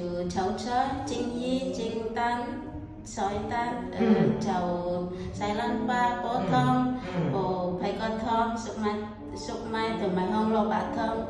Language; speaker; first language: Cantonese; non-native, fluent; Indonesian